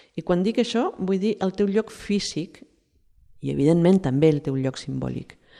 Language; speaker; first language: Catalan; non-native, fluent; Spanish